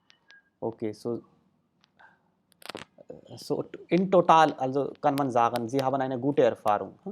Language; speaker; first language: German; non-native, fluent; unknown